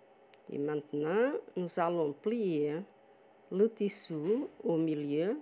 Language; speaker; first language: French; non-native, fluent; Portuguese